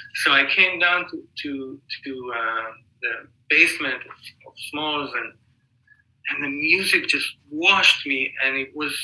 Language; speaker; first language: English; non-native, fluent; Hebrew